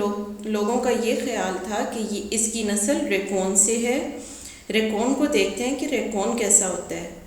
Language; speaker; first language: Urdu; native; Urdu